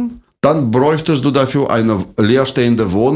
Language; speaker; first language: German; non-native, fluent; Russian